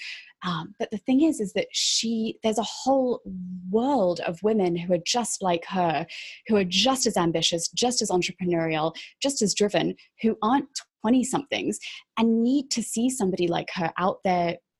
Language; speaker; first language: English; native; English